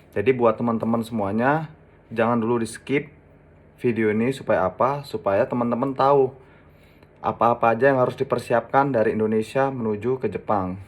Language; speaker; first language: Indonesian; native; Indonesian